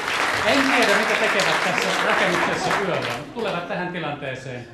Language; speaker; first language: Finnish; native; Finnish